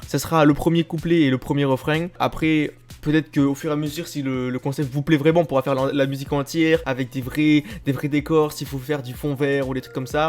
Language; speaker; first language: French; native; French